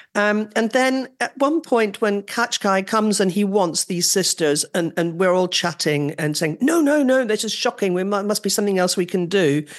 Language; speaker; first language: English; native; English